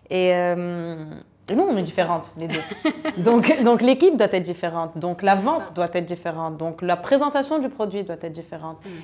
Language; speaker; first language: French; non-native, local second language; Arabic